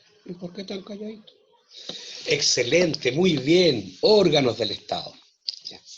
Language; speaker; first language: Spanish; native; Spanish